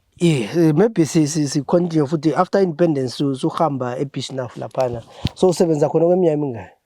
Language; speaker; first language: Zulu; native; Zulu